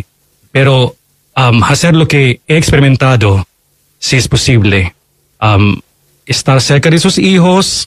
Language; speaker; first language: Spanish; non-native, fluent; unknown